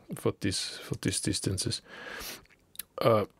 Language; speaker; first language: English; non-native, learner; German